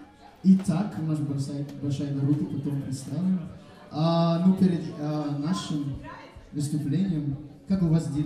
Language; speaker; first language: Russian; non-native, fluent; Malagasy